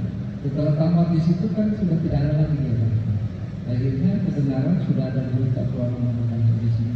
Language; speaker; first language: Indonesian; non-native, local second language; Buginese